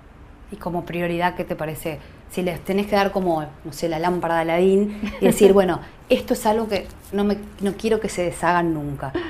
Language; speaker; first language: Spanish; native; Spanish